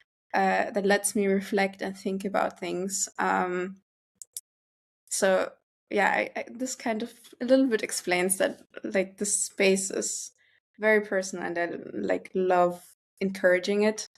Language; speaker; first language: English; non-native, fluent; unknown